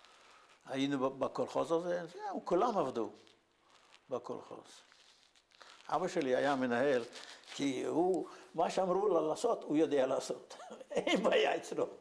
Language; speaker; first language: Hebrew; non-native, fluent; Yiddish